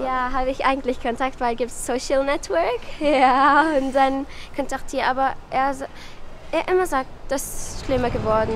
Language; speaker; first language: German; non-native, learner; Arabic